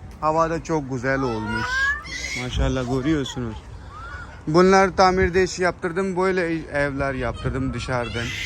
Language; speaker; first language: Turkish; non-native, learner; Urdu